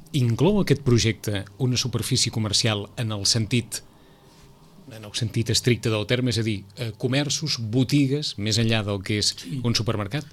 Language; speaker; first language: Catalan; native; Catalan